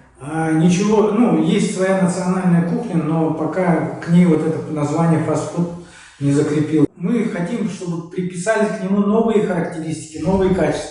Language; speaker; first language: Russian; native; Russian